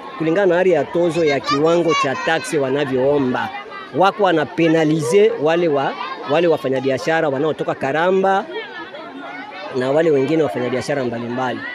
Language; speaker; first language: Swahili; non-native, local second language; Bembe